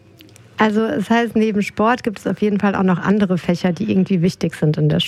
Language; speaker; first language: German; native; German